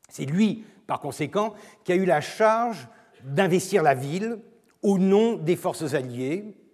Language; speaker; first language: French; non-native, fluent; Turkish